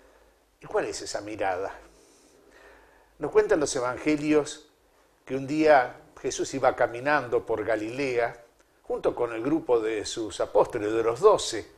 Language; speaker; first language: Spanish; native; Spanish